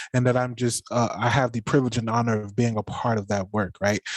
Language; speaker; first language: English; native; English